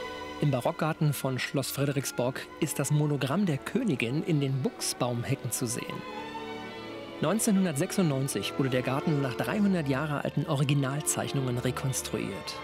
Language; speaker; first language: German; native; German